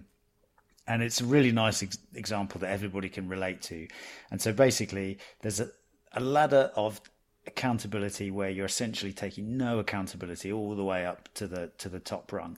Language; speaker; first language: English; native; English